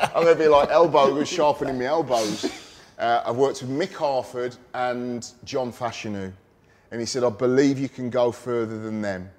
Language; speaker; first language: English; native; English